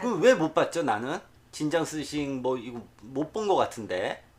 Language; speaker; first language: Korean; native; Korean